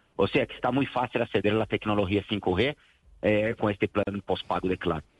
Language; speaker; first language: Spanish; non-native, learner; Portuguese